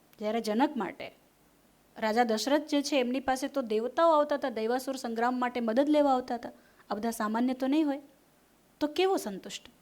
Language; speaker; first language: Gujarati; non-native, local second language; Hindi